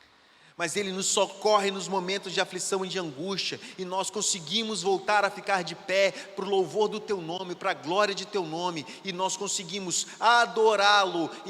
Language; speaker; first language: Portuguese; native; Portuguese